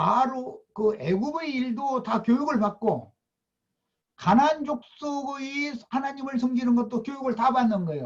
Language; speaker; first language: Korean; native; Korean